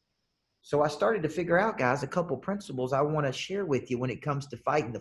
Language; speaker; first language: English; native; English